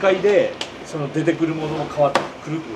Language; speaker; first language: Japanese; native; Japanese